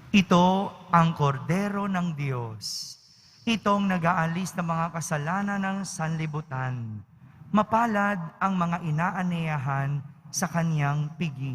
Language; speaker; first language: Filipino; native; Filipino